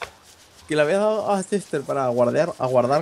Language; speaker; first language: Spanish; native; Spanish